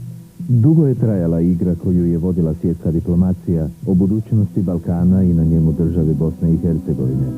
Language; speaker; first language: Bosnian; native; Bosnian